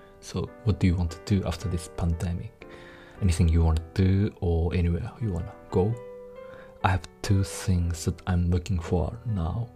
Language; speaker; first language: English; non-native, fluent; Japanese